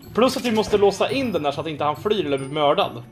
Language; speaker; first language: Swedish; native; Swedish